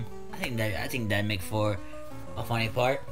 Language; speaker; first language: English; native; English